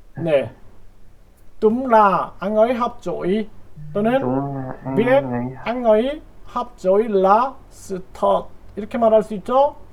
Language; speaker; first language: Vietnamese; non-native, learner; Korean